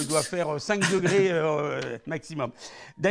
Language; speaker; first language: French; native; French